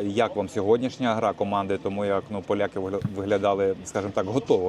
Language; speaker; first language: Ukrainian; native; Ukrainian